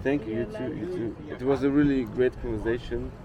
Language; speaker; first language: English; non-native, fluent; German